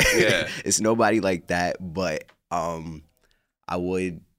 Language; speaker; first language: English; native; English